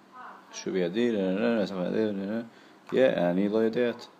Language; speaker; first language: Hebrew; non-native, learner; English